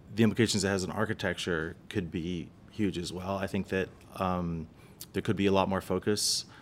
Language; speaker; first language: English; native; English